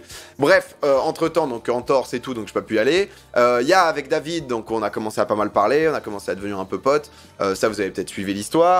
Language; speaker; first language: French; native; French